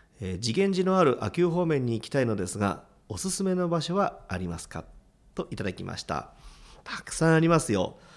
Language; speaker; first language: Japanese; native; Japanese